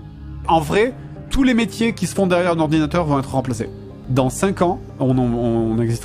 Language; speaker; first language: French; native; French